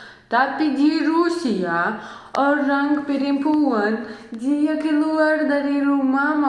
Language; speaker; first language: Indonesian; non-native, learner; Russian